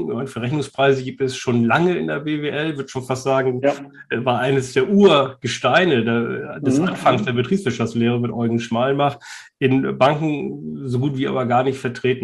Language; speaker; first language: German; native; German